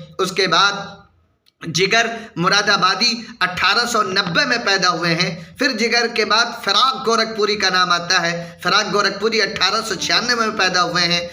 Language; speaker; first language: Urdu; native; Urdu